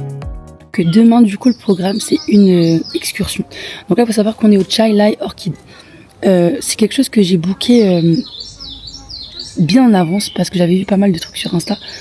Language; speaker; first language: French; native; French